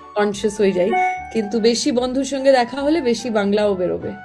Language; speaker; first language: Bangla; non-native, local second language; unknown